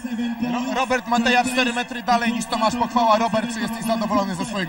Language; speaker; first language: Polish; native; Polish